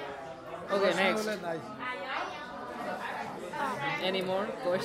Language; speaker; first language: English; non-native, learner; Bangla